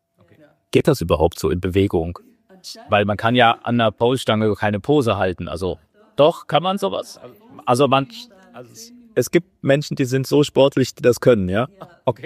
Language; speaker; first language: German; native; German